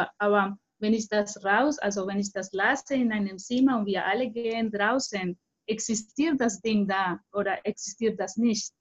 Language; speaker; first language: German; non-native, fluent; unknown